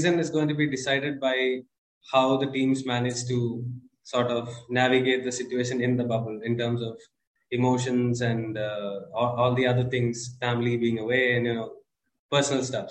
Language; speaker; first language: English; non-native, local second language; Malayalam